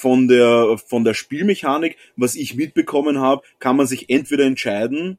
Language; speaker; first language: German; native; German